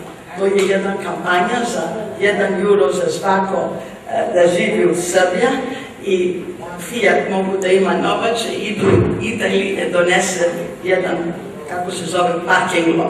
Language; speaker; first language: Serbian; early bilingual, heritage; English